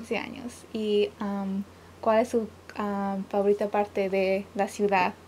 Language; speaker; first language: Spanish; early bilingual, other home language; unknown